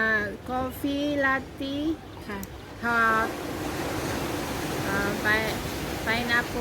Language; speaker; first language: English; non-native, learner; Filipino